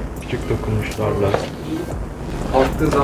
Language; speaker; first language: Turkish; native; Turkish